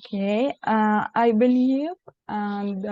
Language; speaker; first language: English; non-native, learner; Spanish